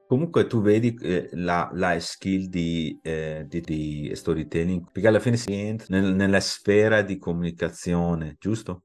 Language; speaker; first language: Italian; non-native, fluent; Persian